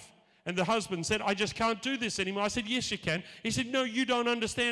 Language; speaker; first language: English; native; English